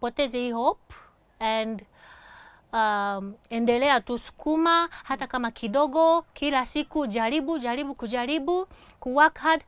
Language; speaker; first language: Swahili; non-native, fluent; Japanese